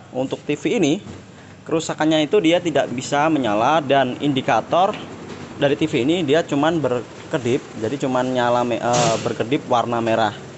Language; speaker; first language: Indonesian; non-native, local second language; Javanese